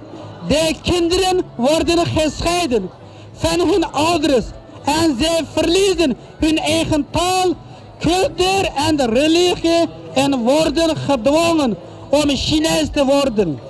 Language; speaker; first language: Dutch; non-native, fluent; Uyghur